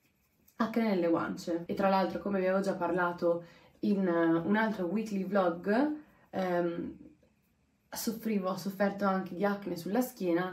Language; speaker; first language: Italian; native; Italian